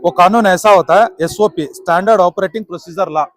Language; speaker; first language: Hindi; non-native, local second language; Kannada